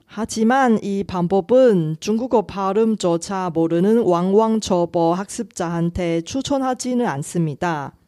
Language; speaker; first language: Korean; non-native, fluent; Chinese